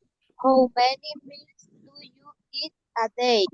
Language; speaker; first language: English; non-native, learner; Spanish